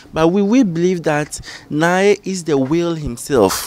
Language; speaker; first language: English; non-native, local second language; Ga